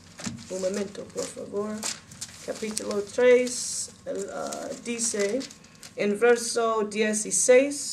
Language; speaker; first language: Spanish; non-native, learner; English